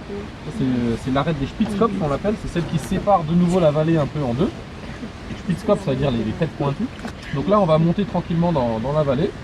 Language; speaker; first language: French; native; French